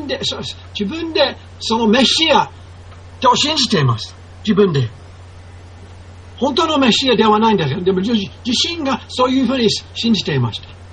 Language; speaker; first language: Japanese; non-native, fluent; English